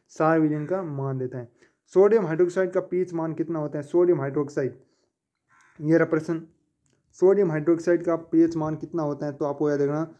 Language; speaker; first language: Hindi; native; Hindi